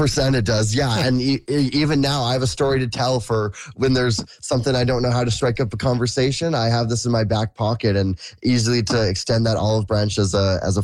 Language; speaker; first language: English; native; English